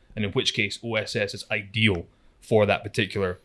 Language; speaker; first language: English; native; English